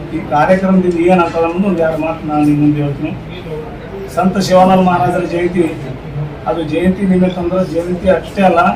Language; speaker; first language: Kannada; non-native, local second language; Lambadi